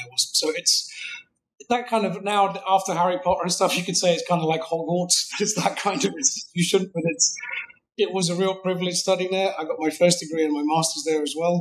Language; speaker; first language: English; native; English